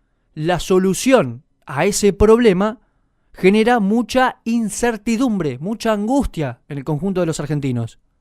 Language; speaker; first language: Spanish; native; Spanish